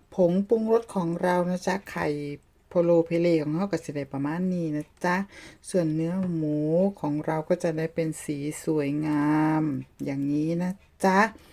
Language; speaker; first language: Thai; native; Thai